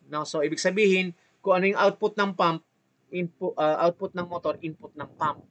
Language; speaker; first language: Filipino; native; Filipino